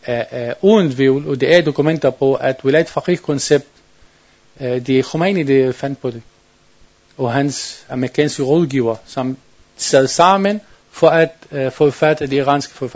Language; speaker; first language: Danish; non-native, learner; Arabic